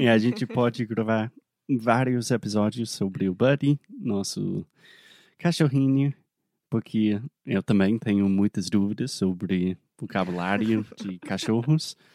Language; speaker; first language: Portuguese; non-native, fluent; English